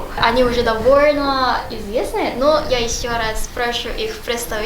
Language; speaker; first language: Russian; non-native, fluent; Korean